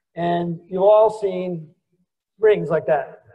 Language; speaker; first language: English; native; English